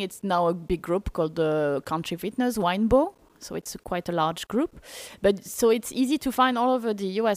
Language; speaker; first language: English; non-native, fluent; French